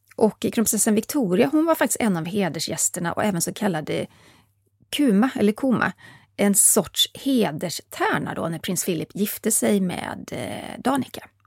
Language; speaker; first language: Swedish; native; Swedish